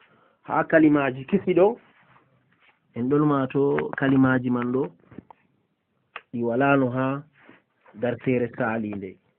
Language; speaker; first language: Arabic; non-native, fluent; Fula